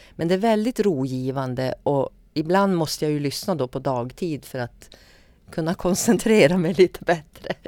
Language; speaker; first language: Swedish; native; Swedish